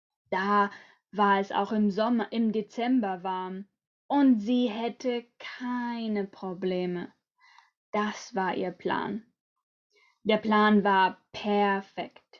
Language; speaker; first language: German; native; German